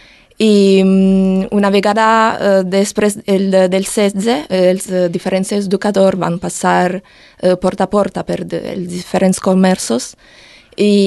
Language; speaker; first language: Catalan; non-native, learner; Italian